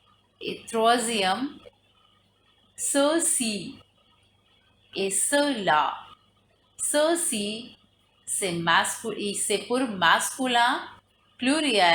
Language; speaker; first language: French; non-native, fluent; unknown